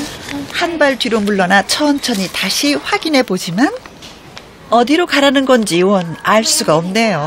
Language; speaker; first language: Korean; native; Korean